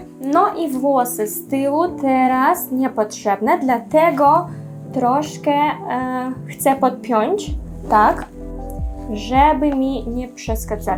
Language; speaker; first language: Polish; non-native, learner; Russian